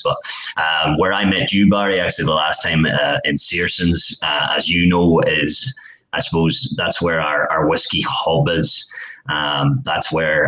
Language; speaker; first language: English; native; English